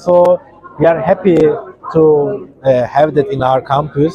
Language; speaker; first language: English; non-native, fluent; Turkish